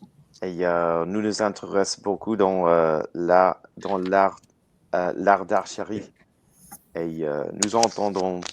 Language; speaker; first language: French; non-native, learner; English